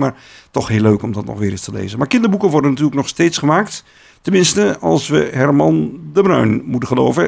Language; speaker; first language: Dutch; native; Dutch